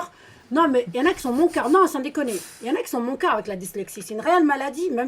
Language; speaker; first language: French; native; French